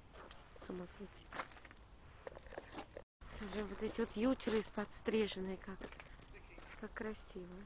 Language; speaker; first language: Russian; native; Russian